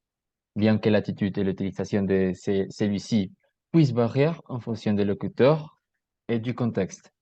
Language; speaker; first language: French; non-native, learner; Spanish